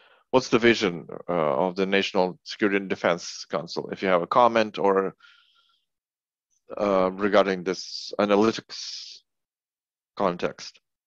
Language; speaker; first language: English; non-native, fluent; Ukrainian